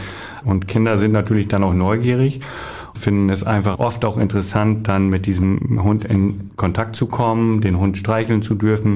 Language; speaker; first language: German; native; German